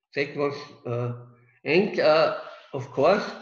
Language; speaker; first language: English; non-native, fluent; German